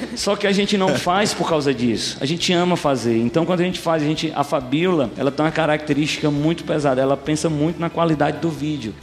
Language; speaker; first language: Portuguese; native; Portuguese